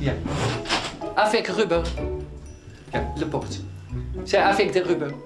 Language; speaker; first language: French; non-native, learner; Dutch